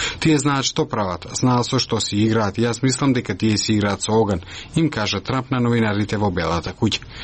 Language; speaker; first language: Macedonian; native; Macedonian